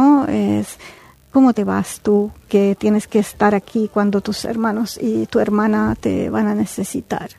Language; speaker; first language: Spanish; non-native, fluent; Arabic